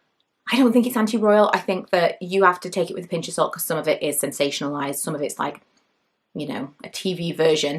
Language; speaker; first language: English; native; English